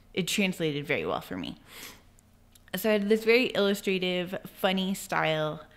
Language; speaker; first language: English; native; English